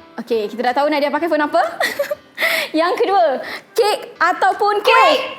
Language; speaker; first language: Malay; native; Malay